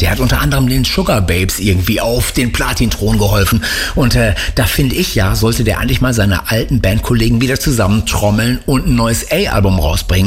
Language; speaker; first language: German; native; German